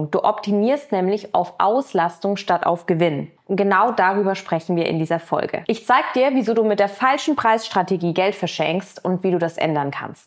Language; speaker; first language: German; native; German